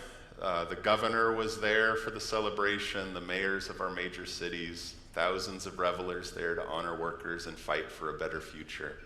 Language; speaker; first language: English; native; English